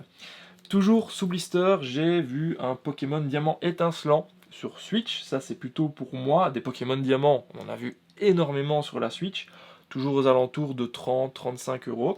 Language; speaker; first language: French; native; French